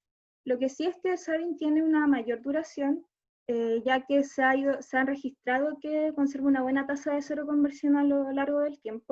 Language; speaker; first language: Spanish; native; Spanish